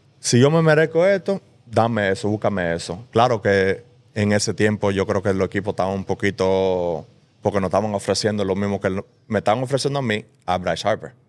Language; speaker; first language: Spanish; early bilingual, heritage; Spanish